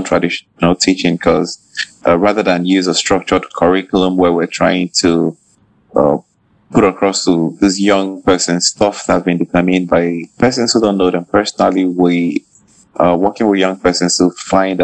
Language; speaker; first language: English; non-native, local second language; Igbo